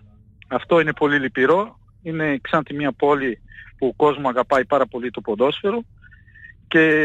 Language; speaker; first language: Greek; non-native, fluent; Portuguese